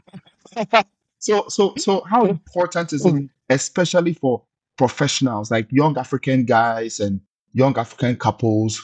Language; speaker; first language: English; non-native, local second language; Akan